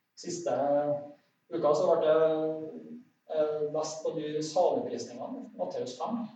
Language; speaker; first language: Norwegian; native; Norwegian